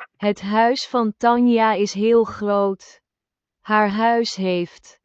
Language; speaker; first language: Dutch; non-native, fluent; Turkish